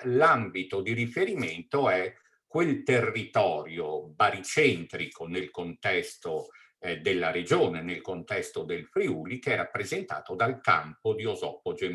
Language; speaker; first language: Italian; native; Italian